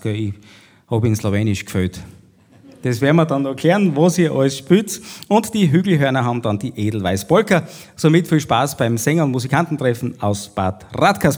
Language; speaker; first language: German; native; German